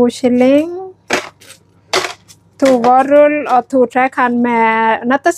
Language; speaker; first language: Norwegian; non-native, learner; Thai